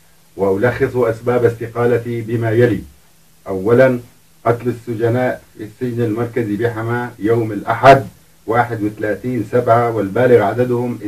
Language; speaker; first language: Arabic; native; Arabic